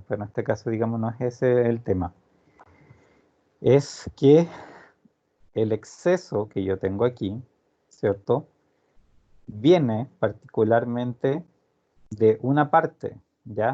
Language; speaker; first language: Spanish; native; Spanish